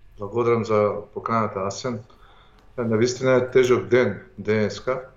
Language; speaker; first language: Macedonian; non-native, local second language; Albanian